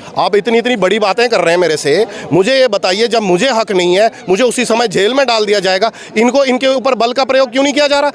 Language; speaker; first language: Hindi; native; Hindi